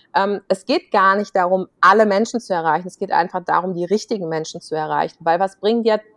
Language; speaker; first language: German; native; German